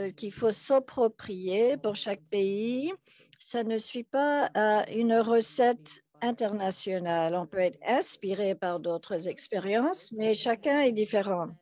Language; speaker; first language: French; non-native, fluent; English